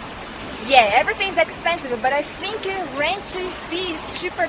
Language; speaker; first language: English; non-native, fluent; Portuguese